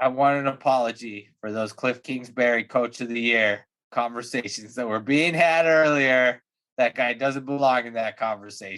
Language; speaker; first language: English; native; English